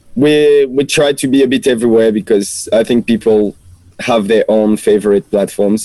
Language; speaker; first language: English; non-native, fluent; French